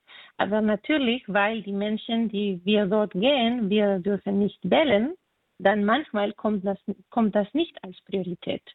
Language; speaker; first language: German; non-native, fluent; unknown